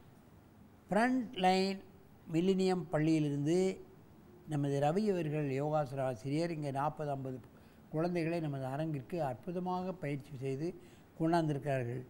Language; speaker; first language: Tamil; native; Tamil